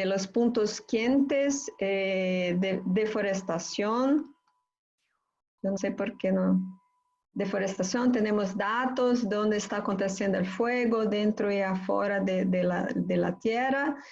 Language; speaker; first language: Spanish; non-native, fluent; Portuguese